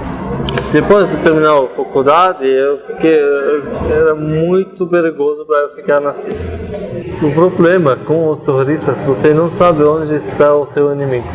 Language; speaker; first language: Portuguese; non-native, fluent; Arabic